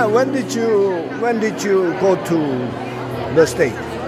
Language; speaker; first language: English; non-native, learner; Korean